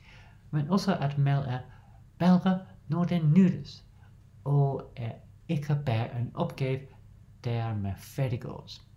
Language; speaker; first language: Danish; non-native, learner; English